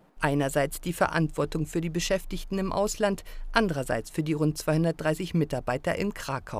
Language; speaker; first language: German; native; German